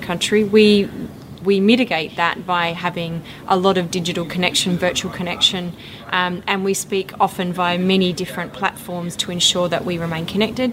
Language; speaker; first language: English; native; English